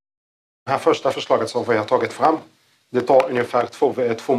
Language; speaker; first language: Swedish; non-native, learner; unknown